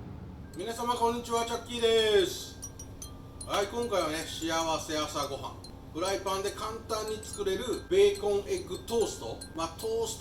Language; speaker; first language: Japanese; native; Japanese